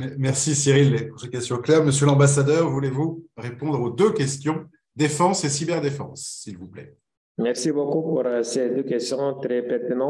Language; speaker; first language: French; native; French